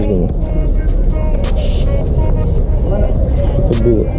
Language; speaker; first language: Russian; native; Russian